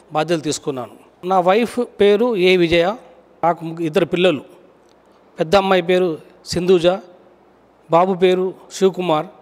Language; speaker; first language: Telugu; native; Telugu